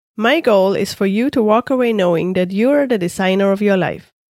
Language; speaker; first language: English; non-native, fluent; German